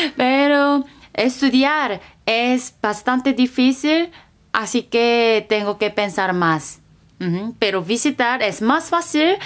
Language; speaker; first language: Spanish; non-native, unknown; Korean